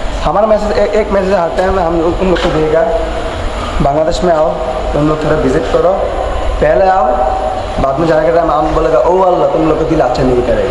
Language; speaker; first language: Hindi; non-native, learner; Bangla